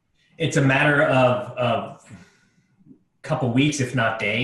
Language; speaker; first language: English; native; English